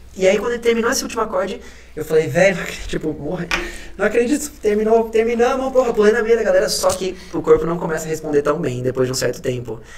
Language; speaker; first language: Portuguese; early bilingual, other home language; Spanish